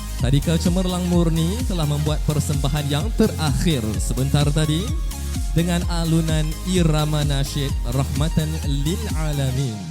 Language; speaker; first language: Malay; native; Malay